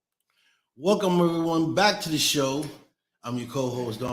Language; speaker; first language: English; native; English